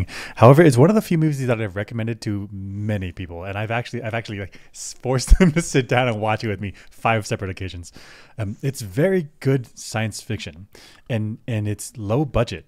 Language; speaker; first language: English; native; English